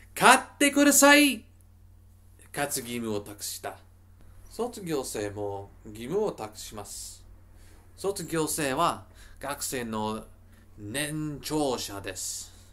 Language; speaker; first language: Japanese; non-native, learner; English